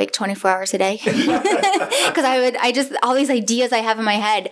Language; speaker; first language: English; native; English